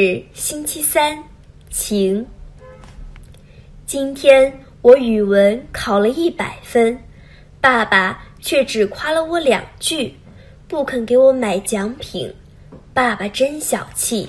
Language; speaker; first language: Chinese; non-native, learner; Vietnamese